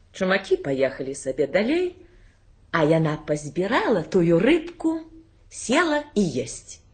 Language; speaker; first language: Belarusian; native; Belarusian